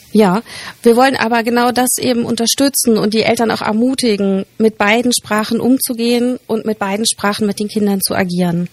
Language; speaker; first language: German; native; German